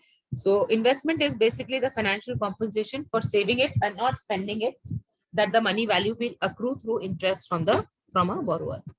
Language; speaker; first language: English; non-native, local second language; Hindi